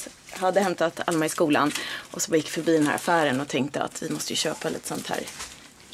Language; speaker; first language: Swedish; native; Swedish